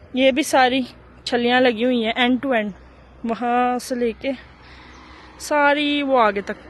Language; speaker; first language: Hindi; early bilingual, other home language; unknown